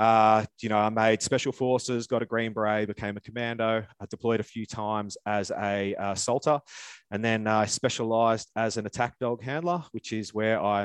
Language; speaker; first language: English; native; English